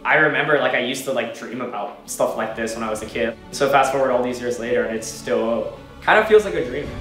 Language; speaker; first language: English; native; English